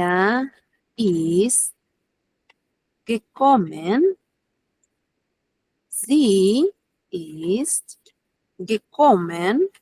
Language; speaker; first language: German; non-native, fluent; Spanish